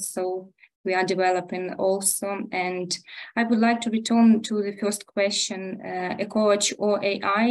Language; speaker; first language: English; non-native, fluent; Ukrainian